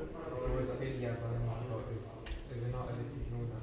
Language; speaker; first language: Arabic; non-native, learner; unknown